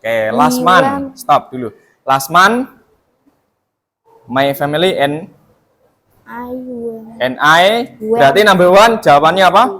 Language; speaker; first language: English; non-native, fluent; Indonesian